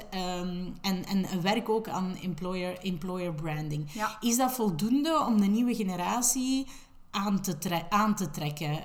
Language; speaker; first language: Dutch; native; Dutch